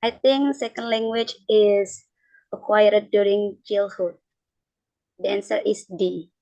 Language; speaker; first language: English; non-native, learner; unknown